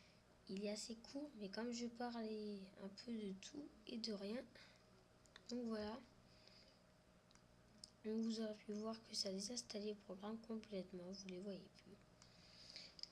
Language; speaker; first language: French; native; French